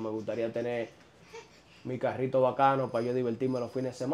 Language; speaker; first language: Spanish; native; Spanish